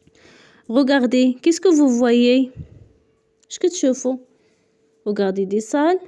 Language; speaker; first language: French; non-native, local second language; Arabic